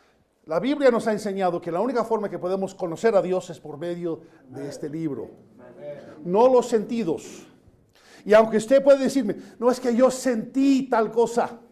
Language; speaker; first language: Spanish; non-native, fluent; English